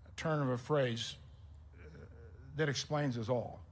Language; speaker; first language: English; native; English